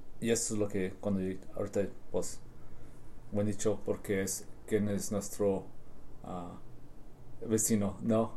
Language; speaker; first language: Spanish; early bilingual, heritage; Spanish